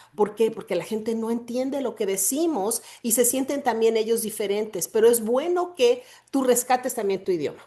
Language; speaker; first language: Spanish; native; Spanish